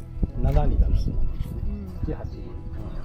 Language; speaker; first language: Japanese; native; Japanese